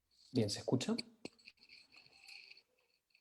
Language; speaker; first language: Spanish; native; Spanish